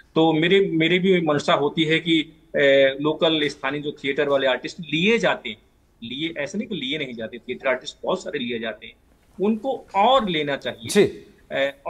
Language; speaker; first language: Hindi; native; Hindi